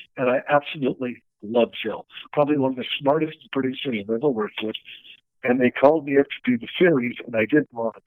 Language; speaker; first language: English; native; English